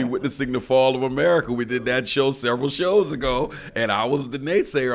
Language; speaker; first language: English; native; English